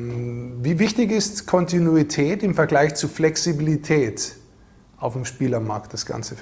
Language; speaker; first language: German; native; German